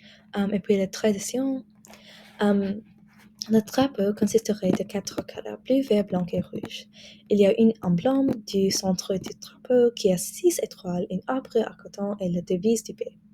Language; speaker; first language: French; non-native, learner; English